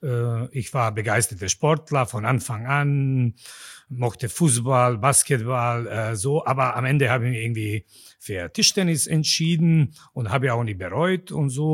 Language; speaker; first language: German; non-native, fluent; Bosnian